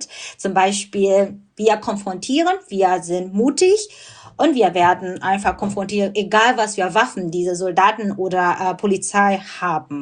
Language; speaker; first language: German; non-native, fluent; Burmese